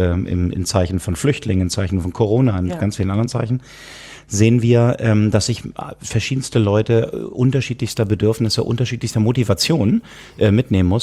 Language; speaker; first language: German; native; German